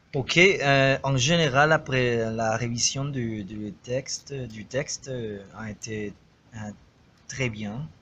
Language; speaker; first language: French; non-native, learner; Spanish